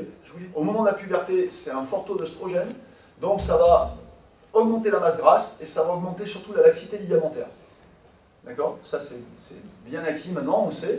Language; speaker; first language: French; native; French